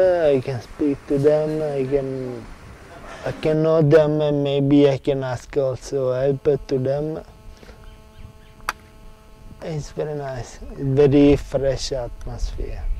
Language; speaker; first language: English; non-native, learner; Italian